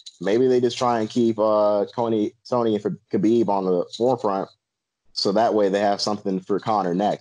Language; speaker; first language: English; native; English